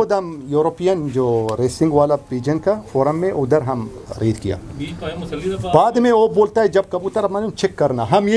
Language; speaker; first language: Hindi; non-native, learner; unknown